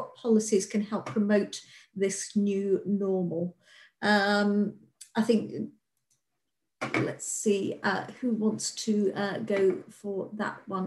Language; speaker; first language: English; native; English